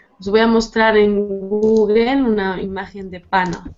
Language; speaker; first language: Spanish; native; Spanish